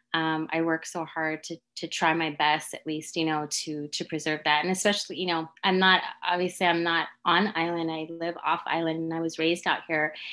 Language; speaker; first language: English; native; English